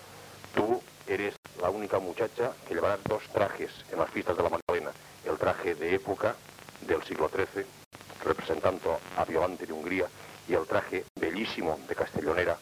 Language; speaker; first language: Spanish; native; Spanish